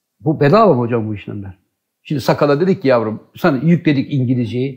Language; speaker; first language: Turkish; native; Turkish